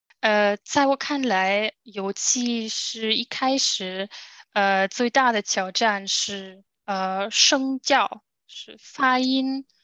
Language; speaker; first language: Chinese; non-native, learner; German